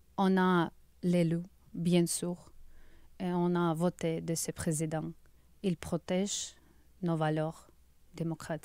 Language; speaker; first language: French; non-native, learner; Ukrainian